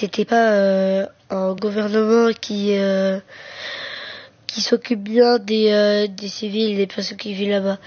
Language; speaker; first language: French; early bilingual, other home language; Arabic